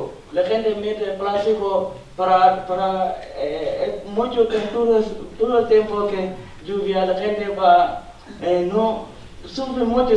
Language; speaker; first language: Spanish; non-native, learner; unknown